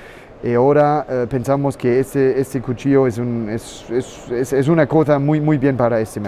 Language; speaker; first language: Spanish; non-native, learner; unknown